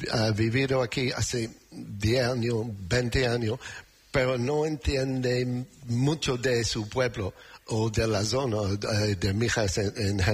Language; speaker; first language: Spanish; non-native, learner; English